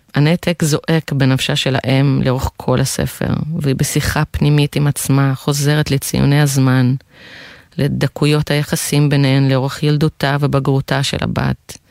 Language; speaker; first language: Hebrew; non-native, fluent; Russian